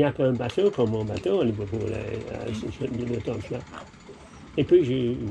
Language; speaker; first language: French; non-native, learner; English